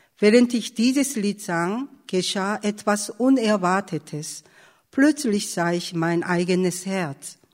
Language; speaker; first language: German; non-native, fluent; Korean